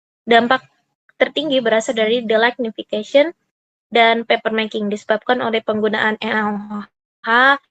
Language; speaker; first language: Indonesian; native; Indonesian